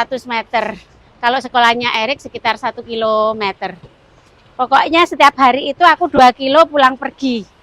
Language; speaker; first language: Indonesian; native; Indonesian